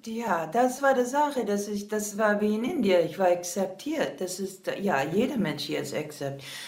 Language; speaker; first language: German; non-native, learner; English